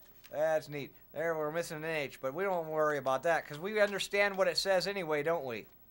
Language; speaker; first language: English; native; English